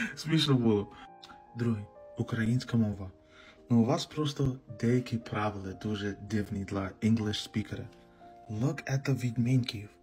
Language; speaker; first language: Ukrainian; non-native, fluent; English